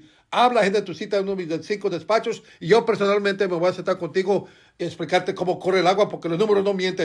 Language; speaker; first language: Spanish; native; Spanish